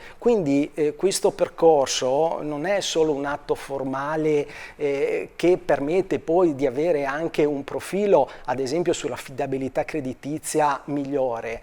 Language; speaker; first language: Italian; native; Italian